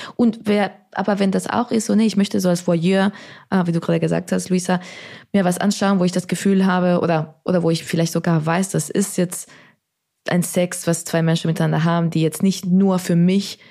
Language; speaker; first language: German; non-native, fluent; Spanish